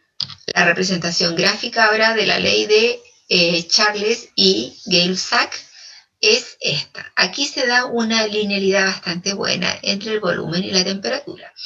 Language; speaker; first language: Spanish; native; Spanish